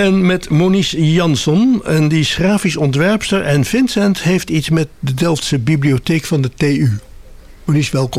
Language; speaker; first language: Dutch; native; Dutch